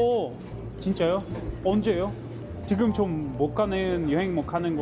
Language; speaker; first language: Korean; non-native, fluent; Russian